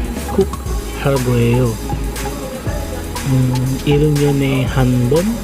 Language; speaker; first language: Korean; non-native, learner; Cebuano